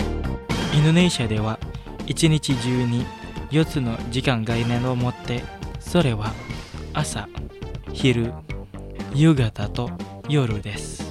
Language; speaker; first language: Japanese; non-native, fluent; Indonesian